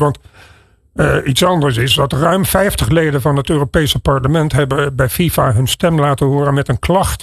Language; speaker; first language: Dutch; native; Dutch